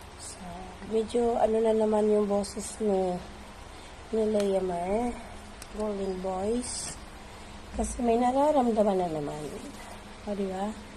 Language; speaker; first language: Filipino; non-native, local second language; Cebuano